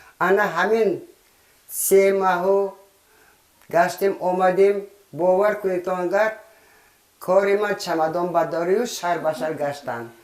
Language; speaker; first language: Tajik; native; Tajik